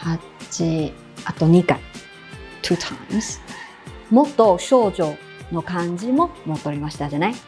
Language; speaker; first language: Japanese; non-native, fluent; Chinese